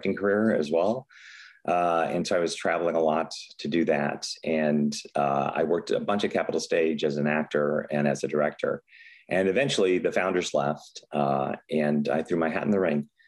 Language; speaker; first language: English; native; English